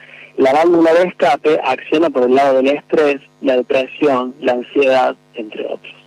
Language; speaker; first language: Spanish; native; Spanish